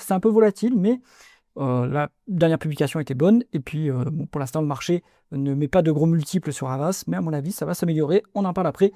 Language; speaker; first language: French; native; French